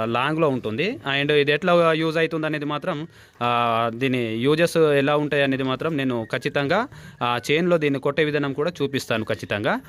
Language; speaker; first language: Telugu; non-native, local second language; Gondi